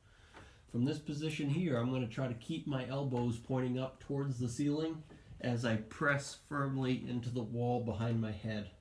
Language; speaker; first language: English; native; English